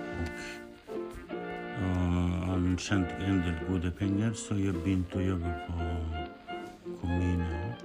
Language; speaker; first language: Norwegian; non-native, learner; Kurdish